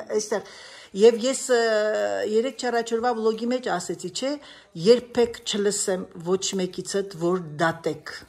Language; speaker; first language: Armenian; native; Armenian